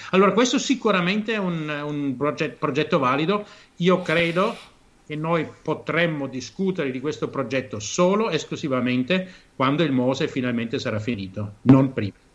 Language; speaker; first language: Italian; non-native, fluent; German